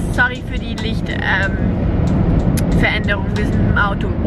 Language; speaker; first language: German; early bilingual, heritage; German